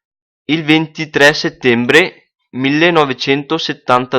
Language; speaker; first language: Italian; non-native, fluent; Punjabi